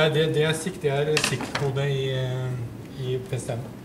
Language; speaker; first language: Norwegian; native; Norwegian